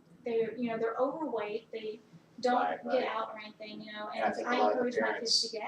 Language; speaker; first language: English; native; English